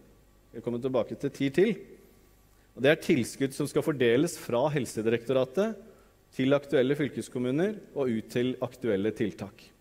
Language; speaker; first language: Norwegian; native; Norwegian